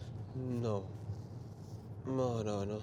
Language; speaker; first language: French; non-native, learner; Spanish